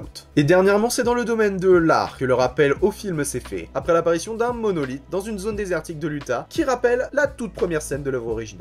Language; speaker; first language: French; native; French